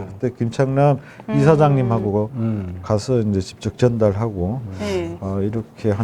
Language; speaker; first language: Korean; native; Korean